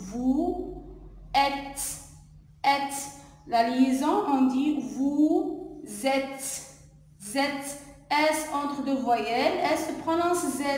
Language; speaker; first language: French; non-native, local second language; Arabic